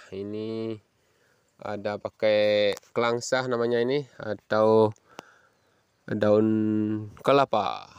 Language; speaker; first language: Indonesian; non-native, local second language; Balinese